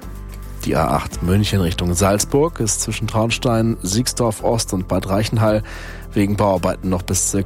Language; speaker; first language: German; native; German